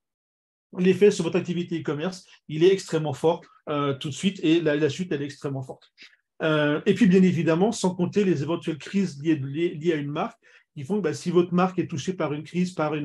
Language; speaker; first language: French; native; French